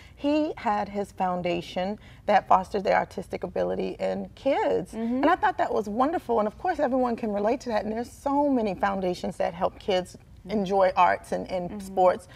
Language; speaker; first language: English; native; English